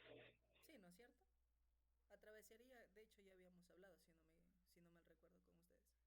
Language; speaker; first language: Spanish; native; Spanish